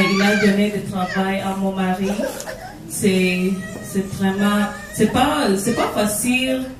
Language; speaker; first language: French; non-native, learner; English